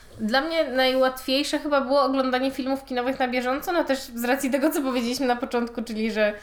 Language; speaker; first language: Polish; native; Polish